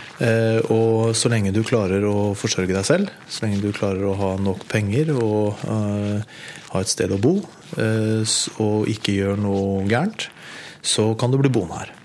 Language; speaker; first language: Norwegian; native; Norwegian